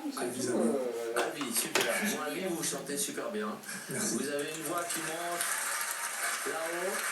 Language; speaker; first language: French; native; French